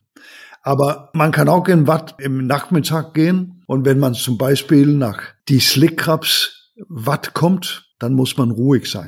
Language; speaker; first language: German; non-native, learner; Danish